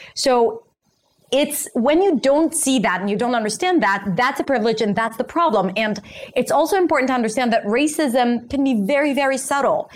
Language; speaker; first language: English; non-native, fluent; Hebrew